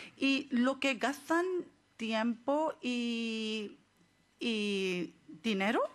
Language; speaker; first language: Spanish; non-native, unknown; Urdu